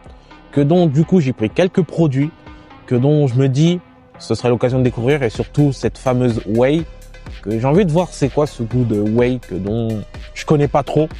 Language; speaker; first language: French; native; French